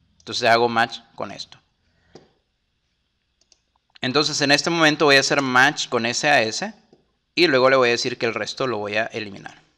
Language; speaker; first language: Spanish; native; Spanish